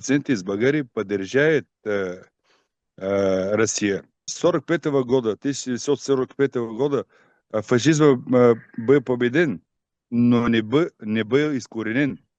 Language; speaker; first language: Russian; non-native, learner; Bulgarian